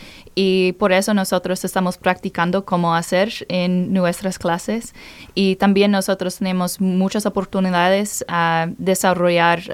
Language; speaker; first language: Spanish; non-native, learner; English